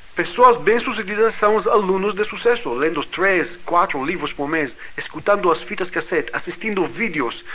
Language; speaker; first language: Portuguese; non-native, fluent; English